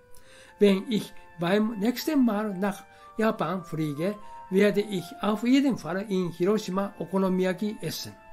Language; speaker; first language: German; non-native, fluent; Japanese